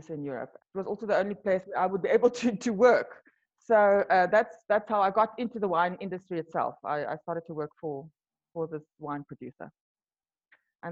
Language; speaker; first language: English; non-native, local second language; Afrikaans